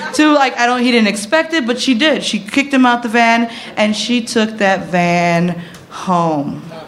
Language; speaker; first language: English; early bilingual, other home language; Spanish